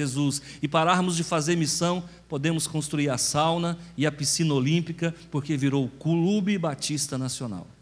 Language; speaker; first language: Portuguese; native; Portuguese